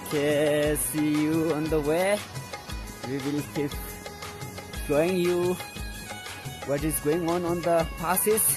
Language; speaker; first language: English; non-native, local second language; Ladakhi